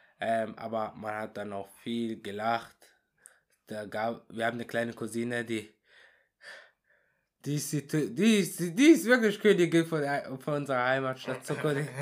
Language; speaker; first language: German; early bilingual, other home language; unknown